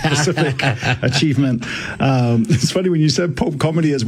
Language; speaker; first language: English; native; English